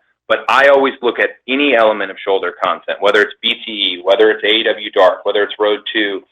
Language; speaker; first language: English; native; English